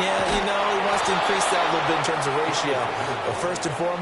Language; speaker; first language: English; native; English